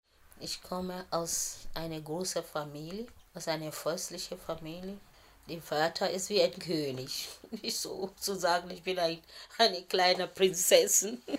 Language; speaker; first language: German; non-native, fluent; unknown